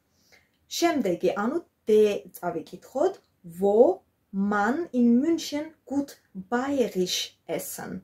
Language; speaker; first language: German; non-native, fluent; Georgian